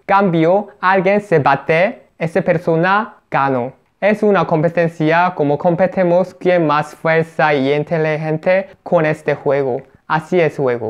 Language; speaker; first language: Spanish; non-native, learner; Korean